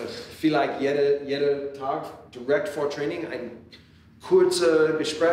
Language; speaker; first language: German; non-native, learner; English